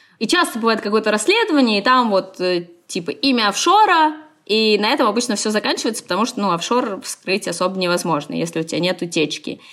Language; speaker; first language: Russian; native; Russian